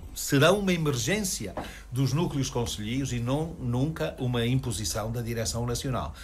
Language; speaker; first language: Portuguese; native; Portuguese